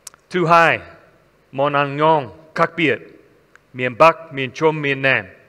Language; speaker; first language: Vietnamese; non-native, learner; English